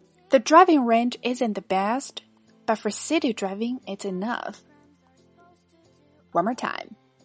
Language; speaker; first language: English; non-native, fluent; Chinese